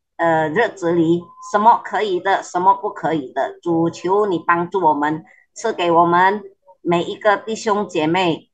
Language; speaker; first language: Chinese; early bilingual, heritage; Chinese